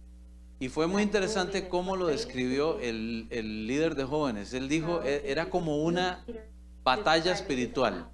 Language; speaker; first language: Spanish; native; Spanish